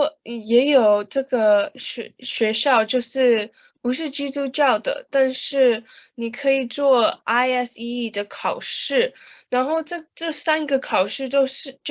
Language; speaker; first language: Chinese; early bilingual, heritage; Chinese